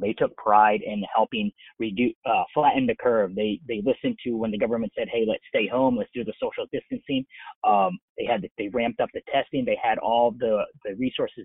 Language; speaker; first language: English; native; English